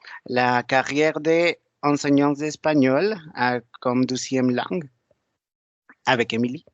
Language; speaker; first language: French; non-native, learner; Spanish